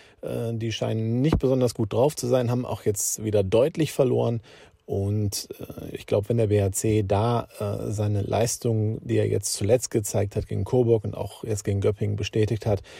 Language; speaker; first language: German; native; German